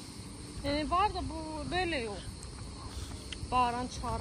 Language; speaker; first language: Turkish; early bilingual, heritage; Turkish